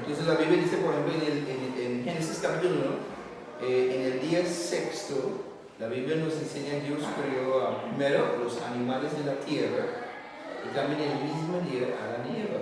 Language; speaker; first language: Spanish; non-native, learner; English